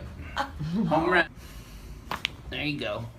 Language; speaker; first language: English; native; English